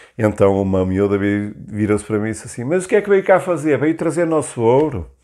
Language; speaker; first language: Portuguese; native; Portuguese